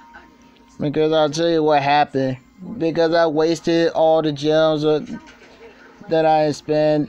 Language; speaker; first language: English; native; English